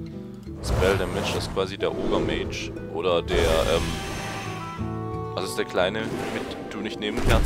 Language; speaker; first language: German; native; German